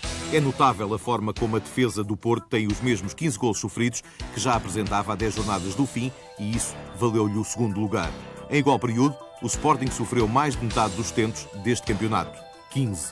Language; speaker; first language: Portuguese; native; Portuguese